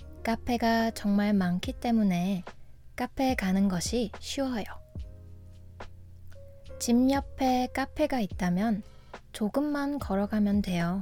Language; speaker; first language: Korean; non-native, fluent; English